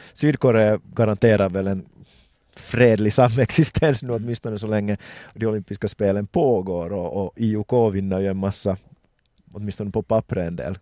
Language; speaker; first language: Swedish; native; Swedish